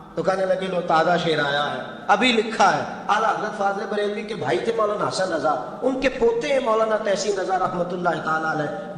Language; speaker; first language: Urdu; non-native, local second language; Punjabi